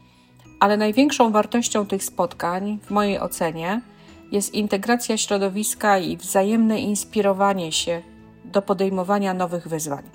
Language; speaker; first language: Polish; native; Polish